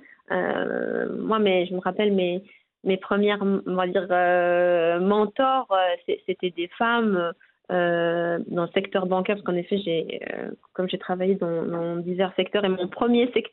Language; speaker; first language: French; non-native, local second language; Arabic